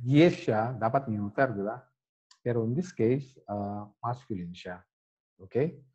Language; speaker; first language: Filipino; native; Filipino